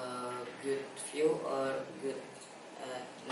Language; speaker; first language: English; non-native, learner; Indonesian